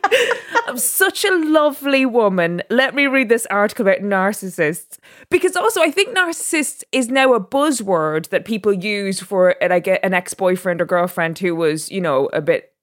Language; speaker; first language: English; native; English